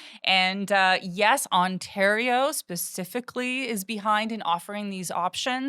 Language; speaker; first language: English; native; English